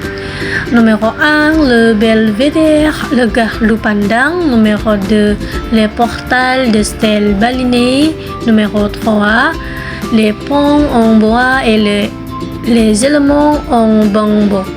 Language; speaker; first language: French; non-native, learner; Indonesian